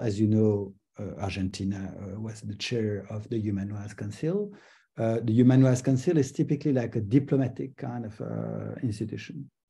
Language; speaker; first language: English; non-native, fluent; French